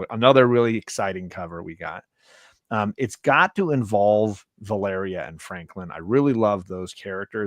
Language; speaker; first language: English; native; English